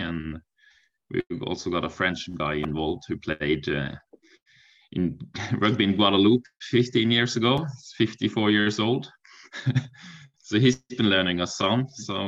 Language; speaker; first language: English; non-native, fluent; Norwegian